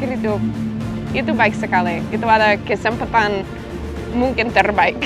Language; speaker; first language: Indonesian; non-native, fluent; English